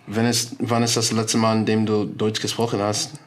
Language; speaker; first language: German; non-native, learner; English